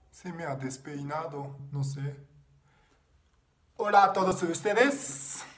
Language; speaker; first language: Spanish; non-native, learner; Japanese